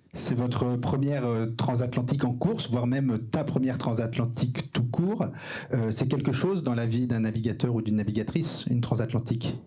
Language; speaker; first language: French; native; French